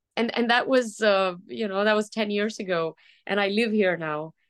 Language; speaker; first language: English; early bilingual, other home language; Arabic